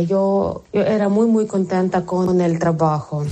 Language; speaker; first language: Spanish; non-native, learner; Ukrainian